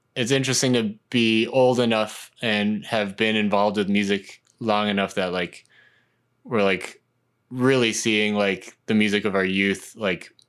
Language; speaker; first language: English; non-native, local second language; Cantonese